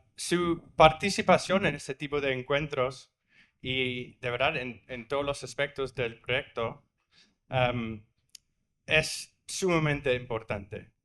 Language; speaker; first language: Spanish; non-native, fluent; English